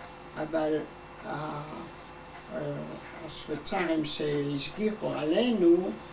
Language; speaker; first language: Hebrew; non-native, fluent; German